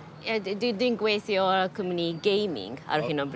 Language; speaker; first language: Welsh; non-native, fluent; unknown